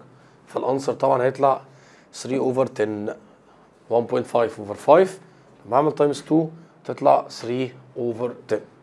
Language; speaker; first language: Arabic; native; Arabic